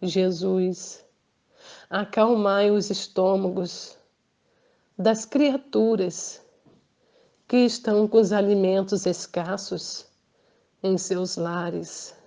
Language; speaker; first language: Portuguese; native; Portuguese